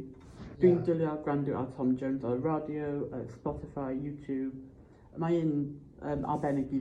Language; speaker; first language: Welsh; non-native, local second language; English